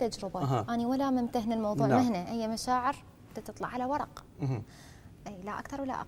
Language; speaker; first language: Arabic; native; Arabic